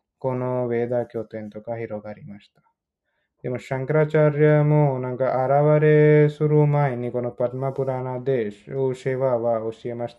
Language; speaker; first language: Japanese; non-native, learner; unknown